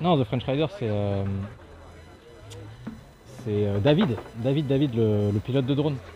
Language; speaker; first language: French; native; French